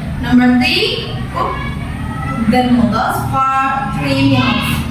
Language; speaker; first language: English; non-native, learner; Indonesian